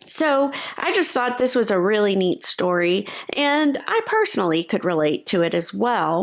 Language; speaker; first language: English; native; English